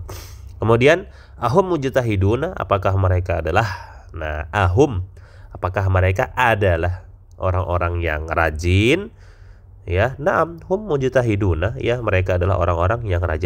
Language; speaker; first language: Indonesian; native; Indonesian